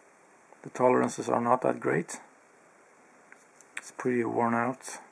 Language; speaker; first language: English; native; English